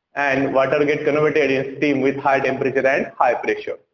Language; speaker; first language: English; non-native, local second language; Marathi